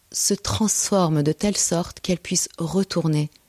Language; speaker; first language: French; early bilingual, other home language; Persian